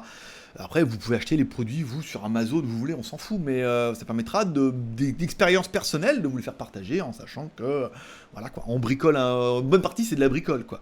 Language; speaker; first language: French; native; French